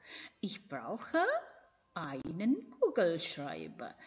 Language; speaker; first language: German; non-native, fluent; Indonesian